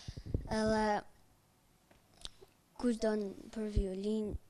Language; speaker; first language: Albanian; early bilingual, heritage; Albanian